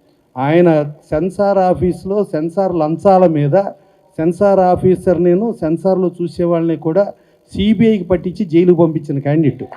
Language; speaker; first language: Telugu; native; Telugu